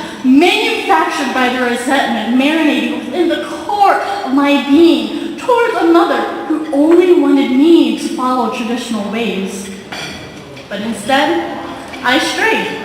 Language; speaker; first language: English; early bilingual, heritage; Vietnamese